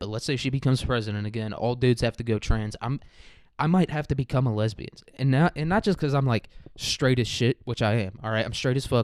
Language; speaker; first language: English; native; English